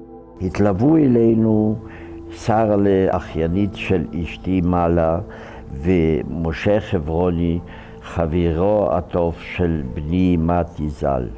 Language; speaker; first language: Hebrew; non-native, fluent; Ukrainian